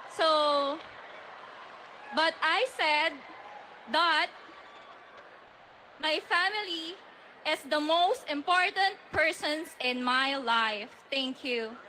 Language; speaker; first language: English; non-native, local second language; Filipino